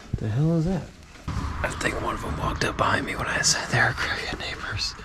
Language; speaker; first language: English; native; English